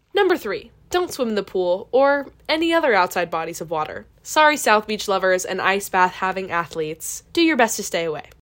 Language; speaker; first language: English; native; English